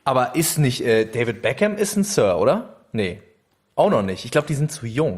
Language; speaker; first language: German; native; German